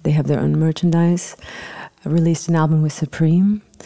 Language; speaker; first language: English; native; English